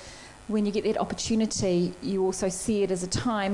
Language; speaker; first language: English; native; English